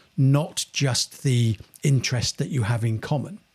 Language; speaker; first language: English; native; English